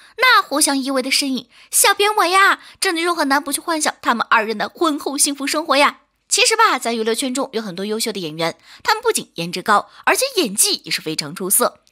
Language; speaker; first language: Chinese; native; Chinese